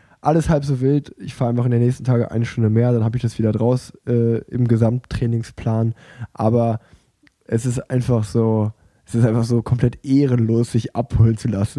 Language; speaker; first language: German; native; German